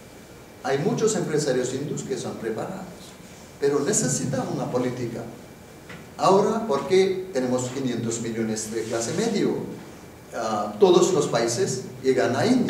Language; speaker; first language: Spanish; non-native, fluent; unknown